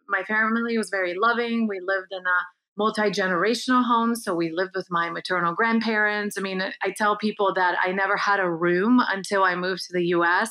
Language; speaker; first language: English; early bilingual, other home language; Bulgarian